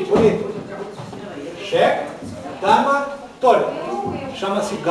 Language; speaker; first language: Portuguese; non-native, learner; Ukrainian